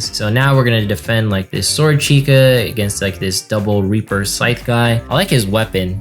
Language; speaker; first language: English; native; English